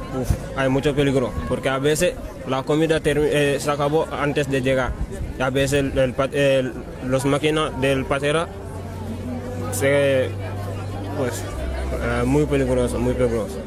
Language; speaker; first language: Spanish; non-native, learner; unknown